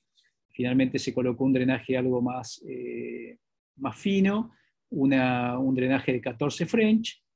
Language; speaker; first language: Spanish; native; Spanish